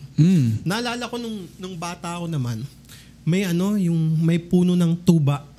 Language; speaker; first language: Filipino; native; Filipino